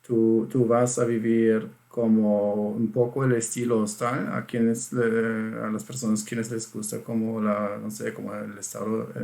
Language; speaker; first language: Spanish; non-native, fluent; German